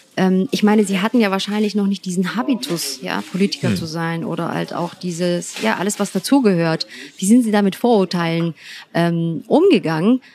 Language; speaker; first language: German; early bilingual, other home language; Turkish